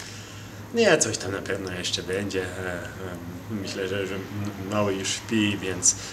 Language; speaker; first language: Polish; early bilingual, heritage; Polish